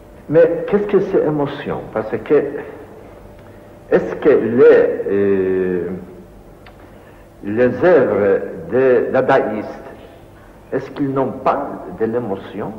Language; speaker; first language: French; non-native, fluent; Polish